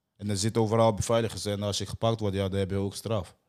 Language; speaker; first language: Dutch; non-native, fluent; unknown